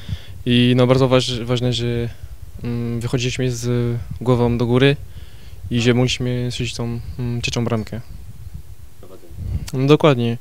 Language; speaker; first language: Polish; non-native, fluent; French